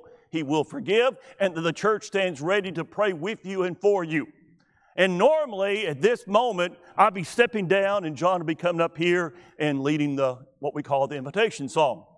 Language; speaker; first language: English; native; English